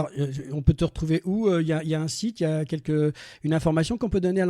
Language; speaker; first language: French; native; French